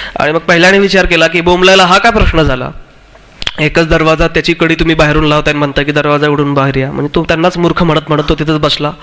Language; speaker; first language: Marathi; non-native, local second language; Urdu